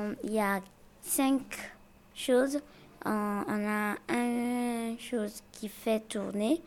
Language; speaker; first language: French; non-native, learner; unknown